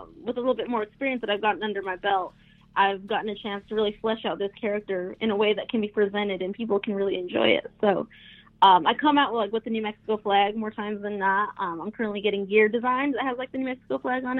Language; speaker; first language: English; native; English